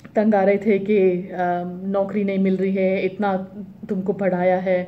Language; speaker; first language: Hindi; native; Hindi